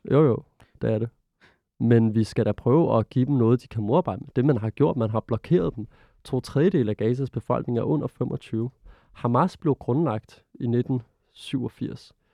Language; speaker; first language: Danish; early bilingual, other home language; Arabic